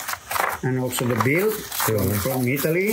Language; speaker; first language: English; non-native, learner; Spanish